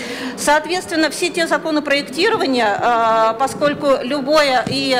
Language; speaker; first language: Russian; native; Russian